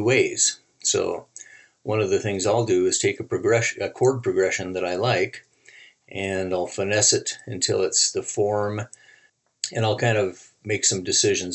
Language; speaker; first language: English; native; English